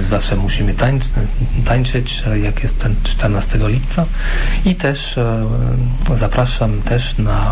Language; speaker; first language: Polish; non-native, fluent; French